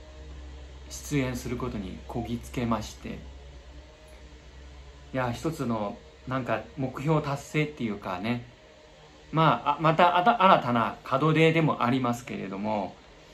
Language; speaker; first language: Japanese; non-native, fluent; Chinese